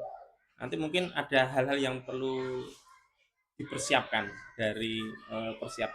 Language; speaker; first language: Indonesian; native; Indonesian